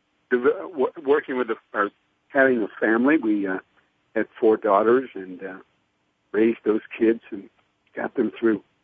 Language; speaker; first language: English; native; English